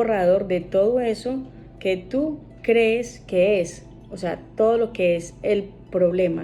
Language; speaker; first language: Spanish; native; Spanish